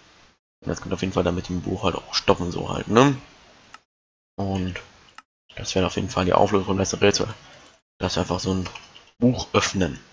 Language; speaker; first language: German; native; German